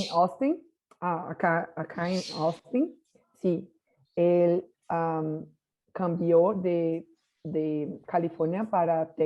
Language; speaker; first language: Spanish; non-native, learner; Portuguese